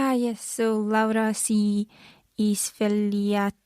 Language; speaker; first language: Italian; non-native, learner; English